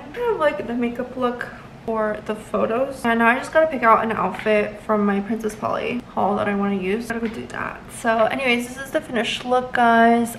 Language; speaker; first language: English; native; English